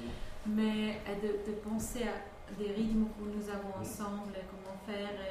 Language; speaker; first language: French; non-native, fluent; English